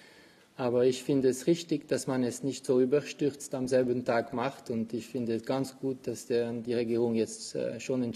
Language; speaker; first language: German; non-native, local second language; French